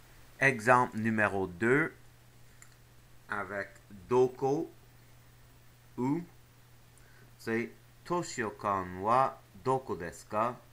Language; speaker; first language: French; non-native, local second language; English